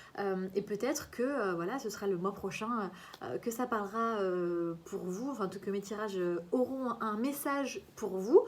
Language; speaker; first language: French; native; French